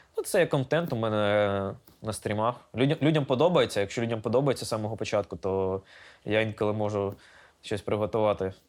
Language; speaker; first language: Ukrainian; non-native, local second language; Russian